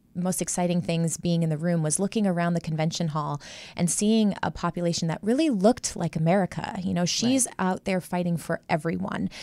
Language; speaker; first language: English; native; English